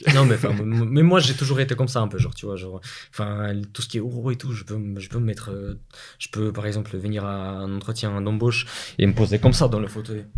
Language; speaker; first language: French; non-native, fluent; Russian